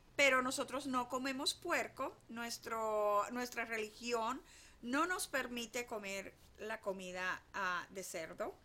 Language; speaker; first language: Spanish; native; Spanish